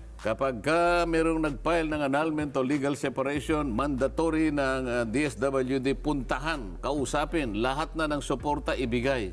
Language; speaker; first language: Filipino; native; Filipino